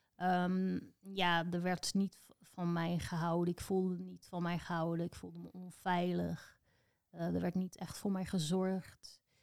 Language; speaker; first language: Dutch; native; Dutch